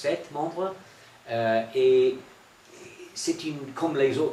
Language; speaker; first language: French; non-native, fluent; English